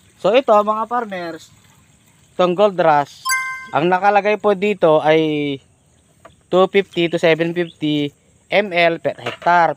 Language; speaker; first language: Filipino; non-native, local second language; Iloko